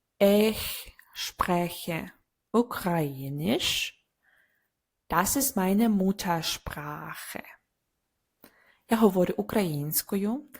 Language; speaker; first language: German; non-native, fluent; Ukrainian